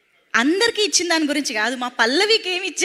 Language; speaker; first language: Telugu; native; Telugu